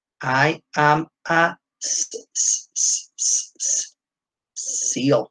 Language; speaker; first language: English; native; English